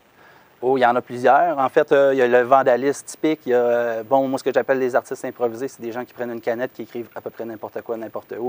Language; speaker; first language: French; native; French